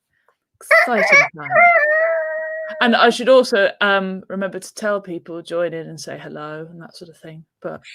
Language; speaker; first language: English; native; English